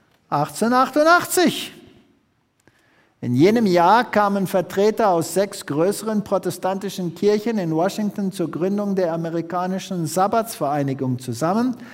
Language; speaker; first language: German; native; German